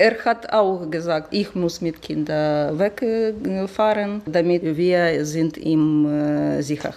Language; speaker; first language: German; non-native, learner; Ukrainian